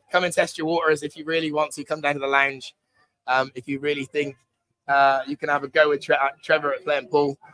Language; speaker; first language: English; native; English